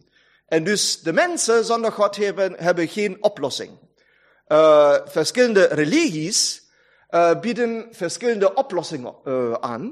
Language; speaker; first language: Dutch; non-native, fluent; German